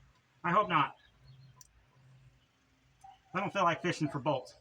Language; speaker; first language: English; native; English